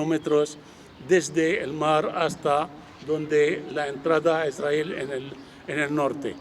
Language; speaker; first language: Spanish; non-native, fluent; Arabic